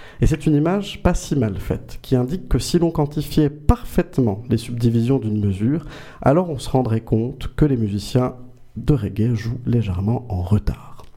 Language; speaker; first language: French; native; French